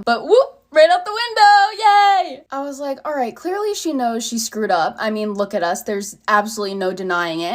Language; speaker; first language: English; native; English